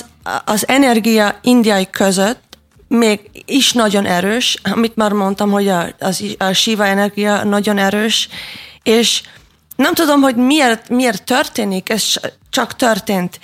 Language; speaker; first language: Hungarian; non-native, learner; German